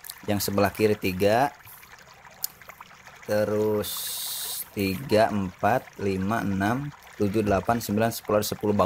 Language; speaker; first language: Indonesian; native; Indonesian